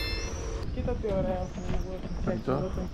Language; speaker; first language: Greek; non-native, fluent; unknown